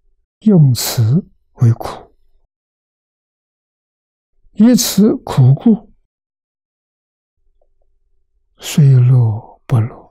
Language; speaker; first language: Chinese; native; Chinese